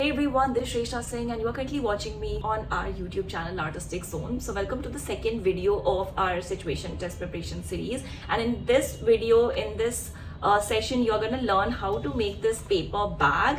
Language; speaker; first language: English; non-native, local second language; Hindi